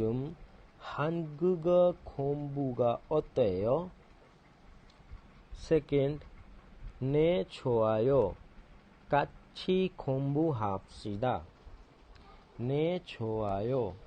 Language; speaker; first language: Korean; non-native, fluent; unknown